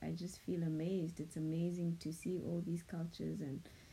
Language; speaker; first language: English; non-native, local second language; Northern Sotho